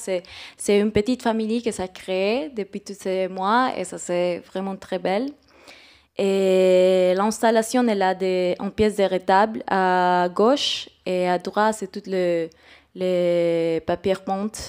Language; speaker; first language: French; non-native, fluent; Spanish